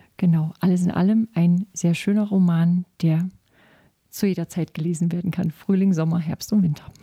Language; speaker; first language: German; native; German